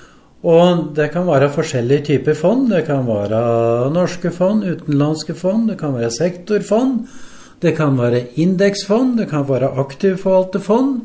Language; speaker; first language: Norwegian; native; Norwegian